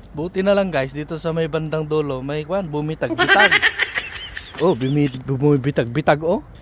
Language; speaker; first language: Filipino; non-native, local second language; Iloko